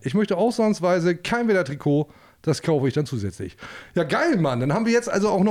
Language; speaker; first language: German; native; German